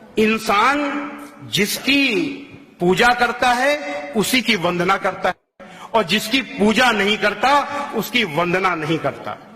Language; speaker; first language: Hindi; native; Hindi